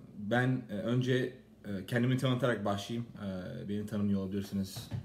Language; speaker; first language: Turkish; native; Turkish